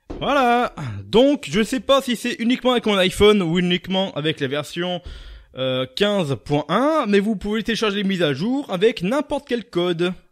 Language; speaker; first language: French; native; French